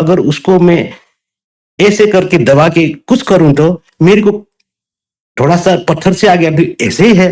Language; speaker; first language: Hindi; non-native, local second language; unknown